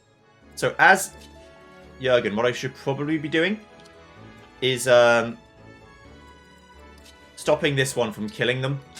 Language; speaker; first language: English; native; English